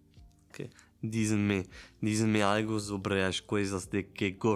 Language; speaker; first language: Portuguese; non-native, learner; German